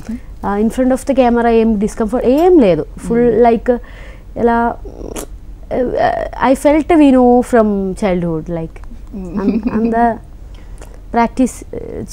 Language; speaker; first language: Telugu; non-native, learner; Malayalam